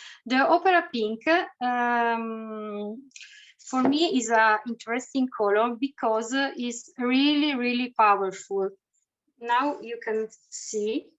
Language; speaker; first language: English; non-native, fluent; Italian